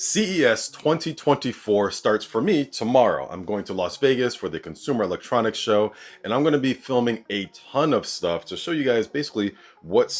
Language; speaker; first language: English; native; English